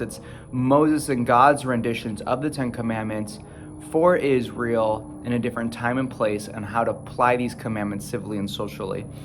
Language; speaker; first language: English; native; English